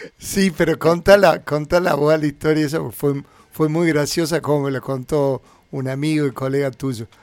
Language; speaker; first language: Spanish; native; Spanish